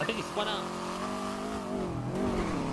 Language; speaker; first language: English; native; English